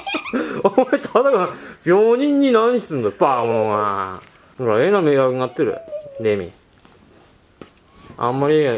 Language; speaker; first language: Japanese; native; Japanese